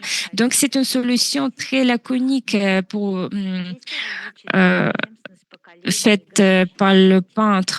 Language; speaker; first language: French; non-native, fluent; Russian